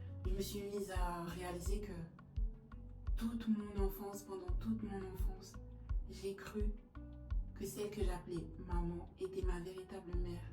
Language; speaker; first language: French; native; French